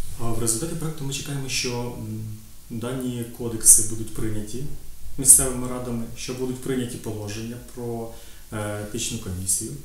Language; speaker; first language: Ukrainian; native; Ukrainian